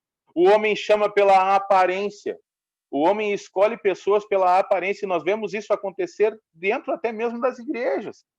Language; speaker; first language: Portuguese; native; Portuguese